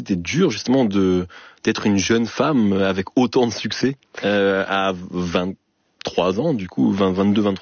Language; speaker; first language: French; native; French